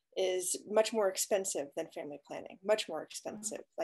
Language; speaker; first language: English; native; English